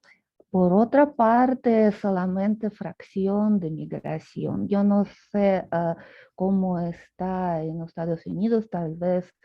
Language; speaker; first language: Spanish; non-native, fluent; Russian